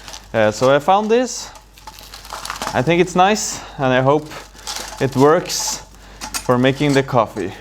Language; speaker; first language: English; non-native, fluent; Norwegian